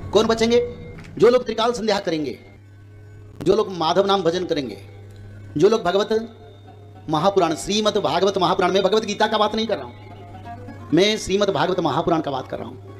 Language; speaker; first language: Hindi; non-native, local second language; Odia